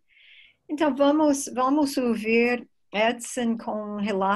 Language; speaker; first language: Portuguese; non-native, fluent; English